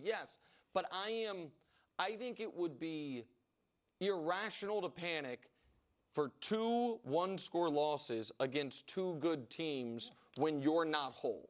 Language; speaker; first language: English; native; English